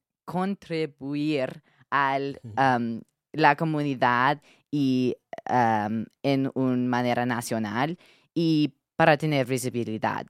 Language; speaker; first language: Spanish; non-native, learner; English